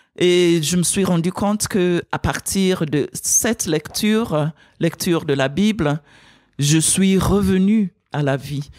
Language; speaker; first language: French; non-native, fluent; English